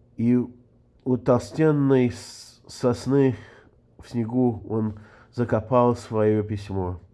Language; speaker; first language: Russian; early bilingual, heritage; Russian